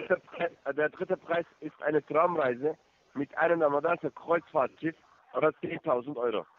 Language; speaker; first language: German; non-native, fluent; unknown